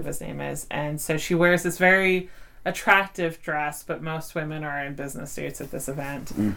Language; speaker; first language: English; native; English